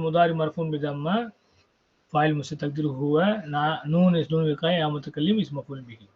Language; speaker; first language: Arabic; non-native, fluent; Tamil